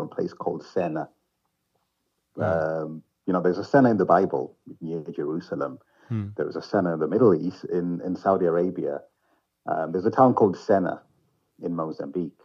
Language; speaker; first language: English; non-native, local second language; Shona